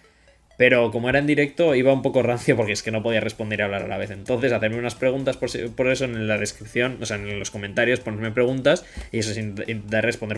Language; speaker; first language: Spanish; native; Spanish